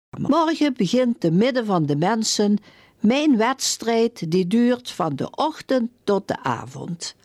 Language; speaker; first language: Dutch; native; Dutch